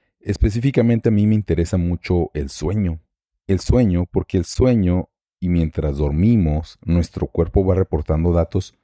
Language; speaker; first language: Spanish; native; Spanish